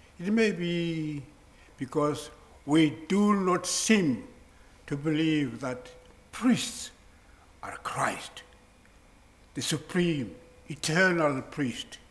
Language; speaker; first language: English; non-native, local second language; Southern Sotho